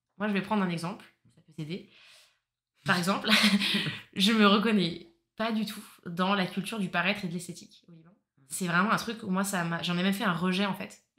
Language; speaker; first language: French; native; French